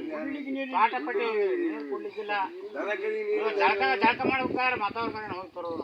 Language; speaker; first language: Kannada; native; Kannada